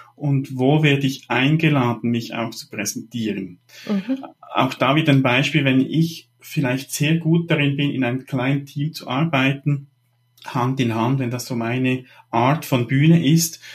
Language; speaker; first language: German; native; German